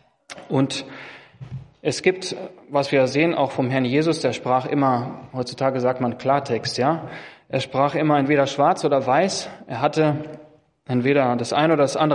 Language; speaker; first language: German; non-native, fluent; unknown